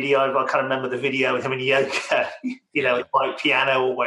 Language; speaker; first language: English; native; English